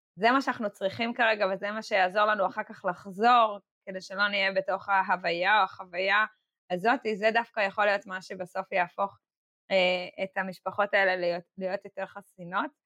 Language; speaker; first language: Hebrew; native; Hebrew